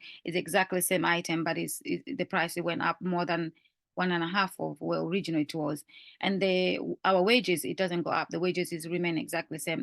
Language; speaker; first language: English; non-native, fluent; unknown